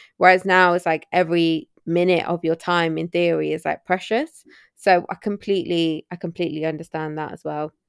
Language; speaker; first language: English; early bilingual, other home language; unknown